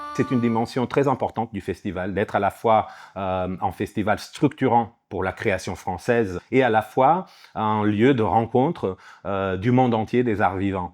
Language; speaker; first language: French; non-native, fluent; Portuguese